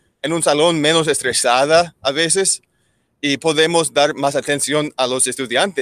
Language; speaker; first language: Spanish; non-native, learner; English